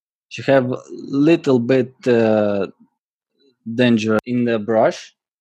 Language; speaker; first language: English; non-native, learner; Russian